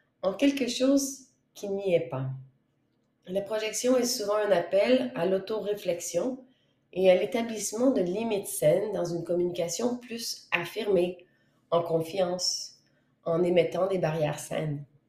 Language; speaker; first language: French; native; French